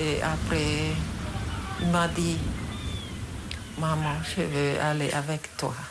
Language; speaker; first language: French; non-native, local second language; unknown